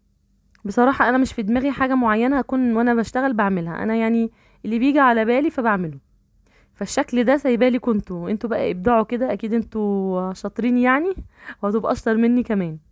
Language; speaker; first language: Arabic; native; Arabic